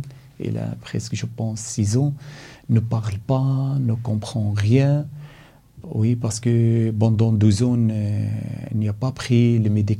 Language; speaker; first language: French; non-native, fluent; Arabic